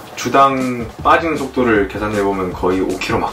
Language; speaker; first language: Korean; native; Korean